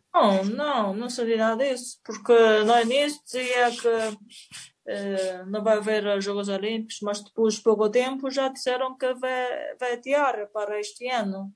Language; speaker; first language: Portuguese; non-native, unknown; Chinese